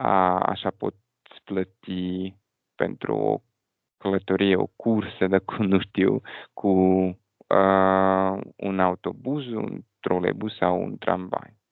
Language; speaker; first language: Romanian; non-native, fluent; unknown